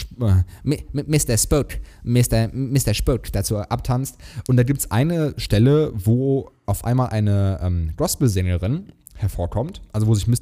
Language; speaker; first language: German; native; German